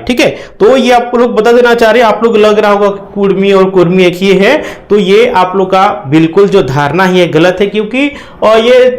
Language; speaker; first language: Hindi; native; Hindi